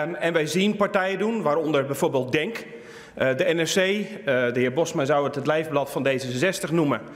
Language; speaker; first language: Dutch; native; Dutch